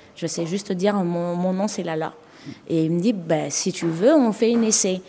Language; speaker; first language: French; non-native, local second language; Malagasy